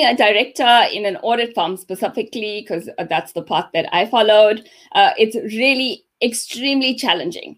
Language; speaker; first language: English; native; English